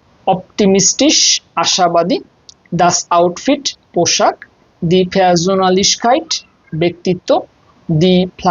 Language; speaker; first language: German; non-native, fluent; Bangla